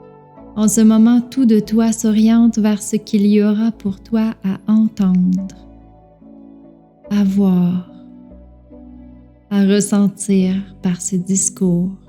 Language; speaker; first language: French; native; French